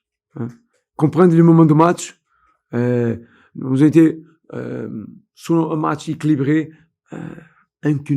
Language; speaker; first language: French; non-native, fluent; Portuguese